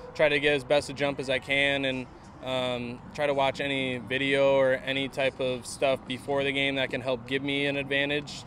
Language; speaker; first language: English; native; English